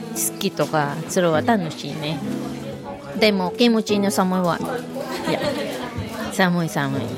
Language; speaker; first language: Japanese; non-native, learner; Filipino